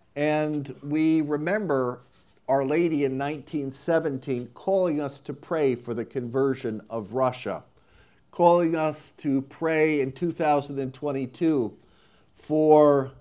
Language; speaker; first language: English; native; English